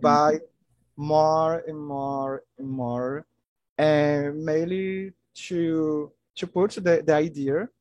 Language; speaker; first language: English; non-native, learner; Portuguese